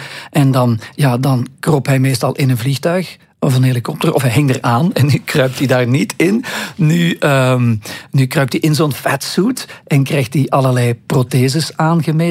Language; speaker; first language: Dutch; native; Dutch